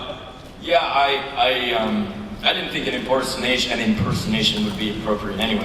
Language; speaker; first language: English; native; English